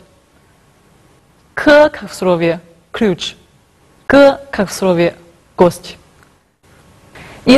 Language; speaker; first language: Russian; non-native, fluent; Chinese